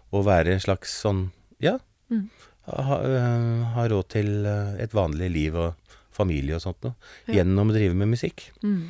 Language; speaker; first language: Norwegian; native; Norwegian